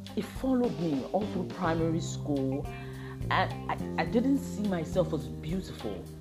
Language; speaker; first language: English; non-native, local second language; Yoruba